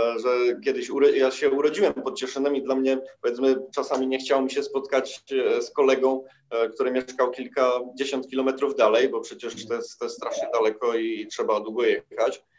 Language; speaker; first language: Polish; native; Polish